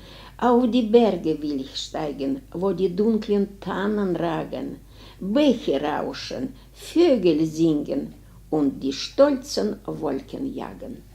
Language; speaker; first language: German; non-native, learner; Ukrainian